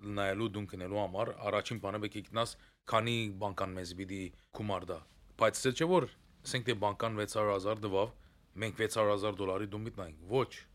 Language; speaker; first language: Armenian; early bilingual, heritage; Armenian